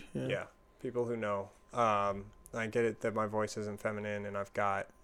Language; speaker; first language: English; native; English